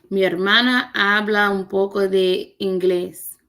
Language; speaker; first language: Spanish; non-native, learner; English